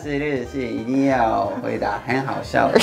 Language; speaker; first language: Chinese; non-native, learner; Japanese